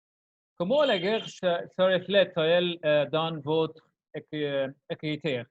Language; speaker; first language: French; non-native, learner; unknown